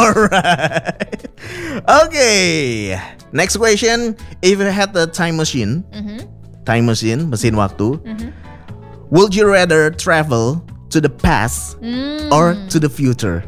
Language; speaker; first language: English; non-native, fluent; Indonesian